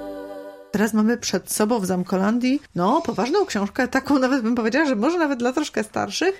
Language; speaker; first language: Polish; native; Polish